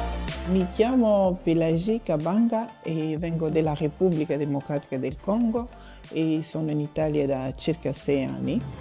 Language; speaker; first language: Italian; non-native, fluent; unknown